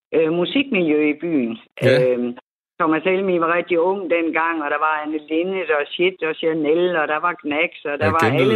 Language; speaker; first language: Danish; native; Danish